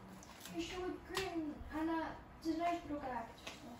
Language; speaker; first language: Russian; early bilingual, heritage; Russian